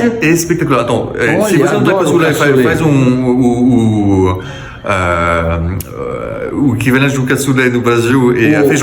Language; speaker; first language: Portuguese; non-native, fluent; French